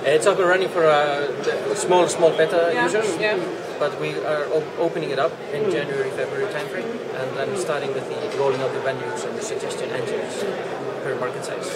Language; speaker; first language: English; non-native, fluent; Icelandic